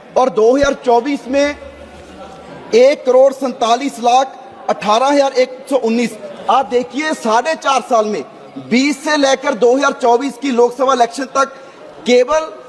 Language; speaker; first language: Hindi; non-native, local second language; Punjabi